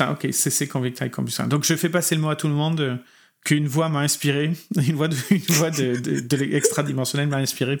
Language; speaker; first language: French; native; French